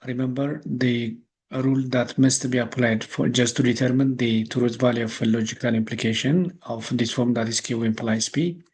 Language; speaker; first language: English; non-native, local second language; Amharic